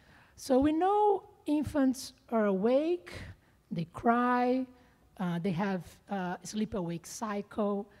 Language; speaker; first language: English; non-native, fluent; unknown